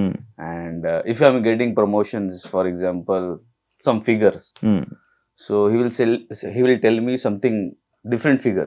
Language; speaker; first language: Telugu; non-native, learner; Hindi